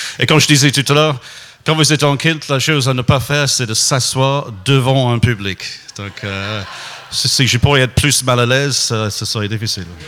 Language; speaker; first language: French; non-native, fluent; Welsh